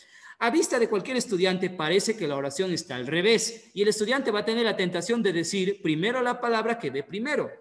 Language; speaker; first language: Spanish; native; Spanish